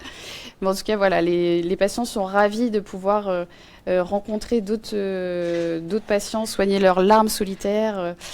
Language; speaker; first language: French; native; French